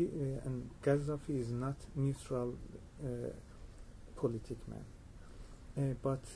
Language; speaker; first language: English; non-native, learner; Persian